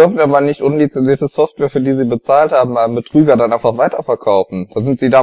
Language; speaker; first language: German; native; German